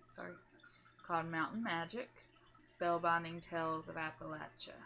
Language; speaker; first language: English; native; English